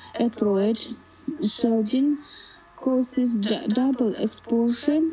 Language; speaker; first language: English; non-native, learner; Russian